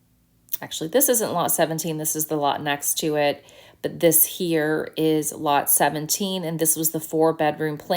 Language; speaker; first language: English; native; English